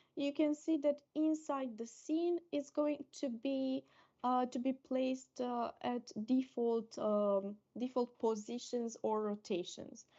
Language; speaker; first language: English; non-native, fluent; Romanian